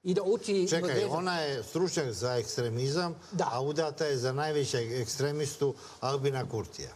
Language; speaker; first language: Bosnian; native; Bosnian